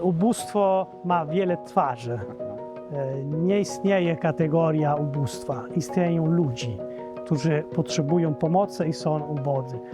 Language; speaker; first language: Polish; non-native, fluent; Italian